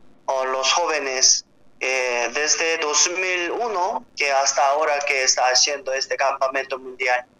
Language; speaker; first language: Spanish; non-native, learner; Korean